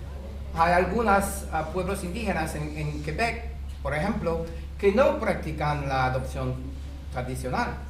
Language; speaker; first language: Spanish; non-native, fluent; French